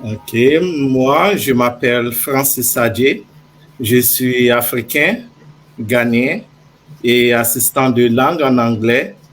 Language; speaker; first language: French; non-native, fluent; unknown